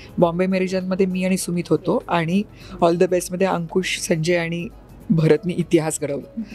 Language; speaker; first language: Marathi; native; Marathi